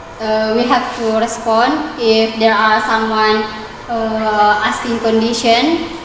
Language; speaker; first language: English; non-native, learner; Indonesian